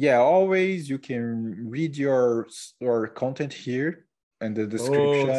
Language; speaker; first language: English; non-native, learner; Portuguese